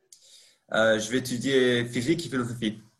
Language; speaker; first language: French; non-native, fluent; Italian